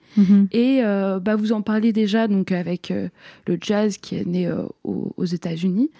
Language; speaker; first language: French; early bilingual, other home language; Arabic